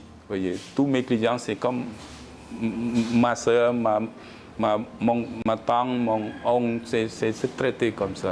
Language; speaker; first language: French; non-native, learner; Khmer